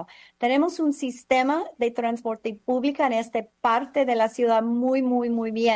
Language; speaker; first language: Spanish; non-native, fluent; English